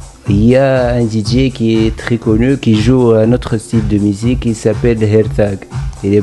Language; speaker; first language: French; non-native, local second language; Arabic